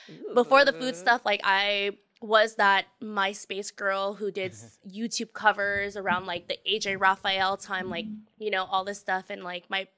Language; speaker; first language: English; native; English